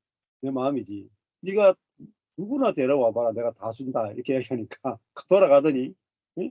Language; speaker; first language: Korean; native; Korean